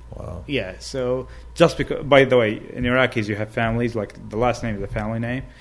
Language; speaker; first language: English; non-native, fluent; Arabic